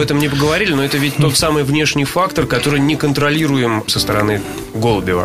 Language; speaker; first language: Russian; native; Russian